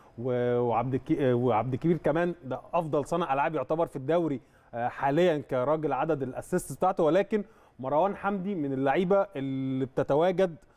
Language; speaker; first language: Arabic; native; Arabic